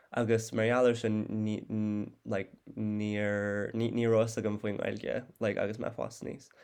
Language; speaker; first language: Irish; non-native, fluent; English